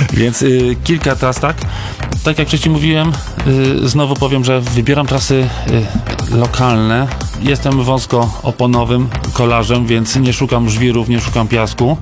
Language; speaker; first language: Polish; native; Polish